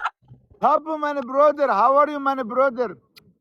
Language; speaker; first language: English; non-native, learner; Turkish